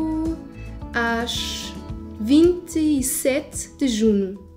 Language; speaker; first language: Portuguese; non-native, learner; German